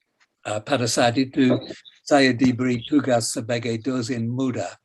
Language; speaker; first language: Indonesian; non-native, fluent; English